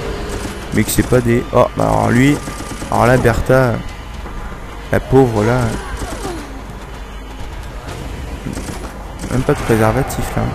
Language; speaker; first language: French; native; French